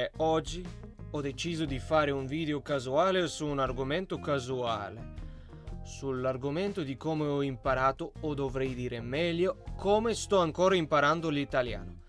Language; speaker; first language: Italian; non-native, learner; Russian